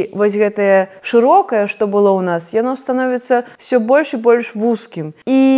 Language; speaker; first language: Belarusian; non-native, local second language; Russian